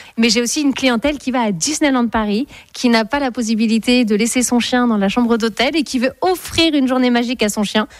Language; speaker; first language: French; native; French